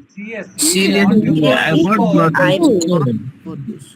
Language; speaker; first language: English; non-native, learner; Hindi